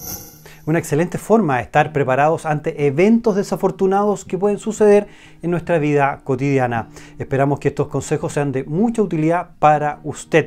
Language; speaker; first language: Spanish; native; Spanish